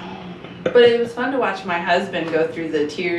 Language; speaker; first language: English; native; English